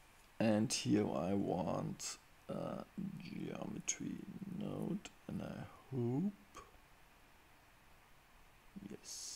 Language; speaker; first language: English; non-native, fluent; German